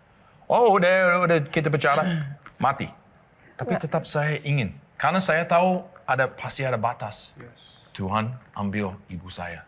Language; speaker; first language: Indonesian; non-native, learner; English